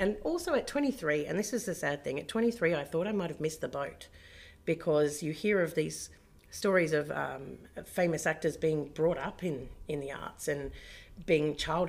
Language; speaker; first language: English; native; English